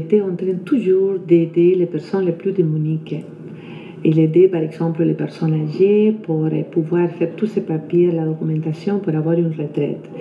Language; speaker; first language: French; non-native, fluent; Spanish